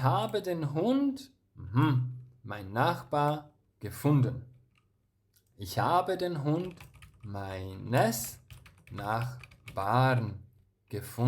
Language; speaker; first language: German; non-native, fluent; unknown